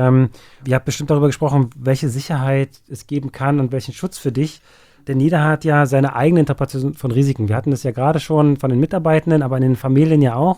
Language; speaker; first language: German; native; German